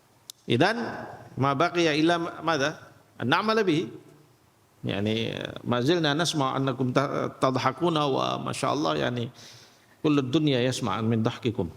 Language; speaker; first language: Arabic; non-native, fluent; Indonesian